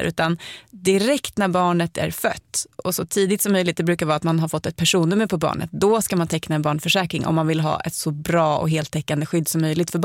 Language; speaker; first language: Swedish; native; Swedish